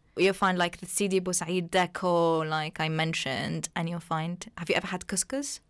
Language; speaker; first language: English; non-native, fluent; Arabic